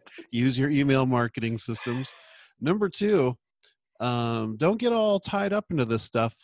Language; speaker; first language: English; native; English